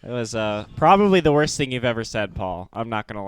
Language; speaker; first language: English; native; English